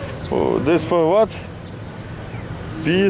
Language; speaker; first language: English; non-native, learner; Russian